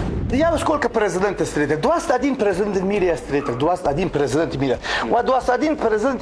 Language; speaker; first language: Russian; non-native, learner; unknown